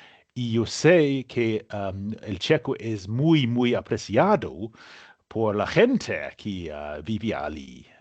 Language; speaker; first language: Spanish; non-native, learner; English